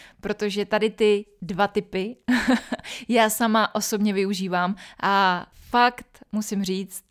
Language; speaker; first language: Czech; native; Czech